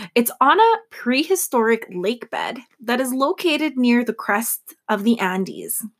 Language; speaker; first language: English; native; English